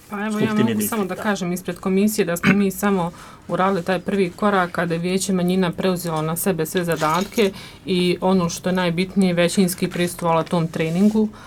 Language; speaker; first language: Croatian; native; Croatian